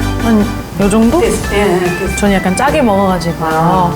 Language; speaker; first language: Korean; non-native, fluent; English